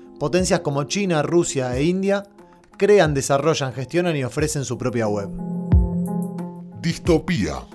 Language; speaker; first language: Spanish; native; Spanish